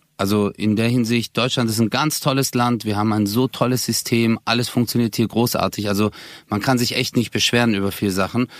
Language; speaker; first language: German; native; German